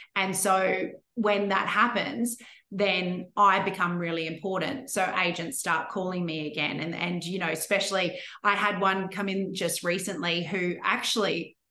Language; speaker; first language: English; native; English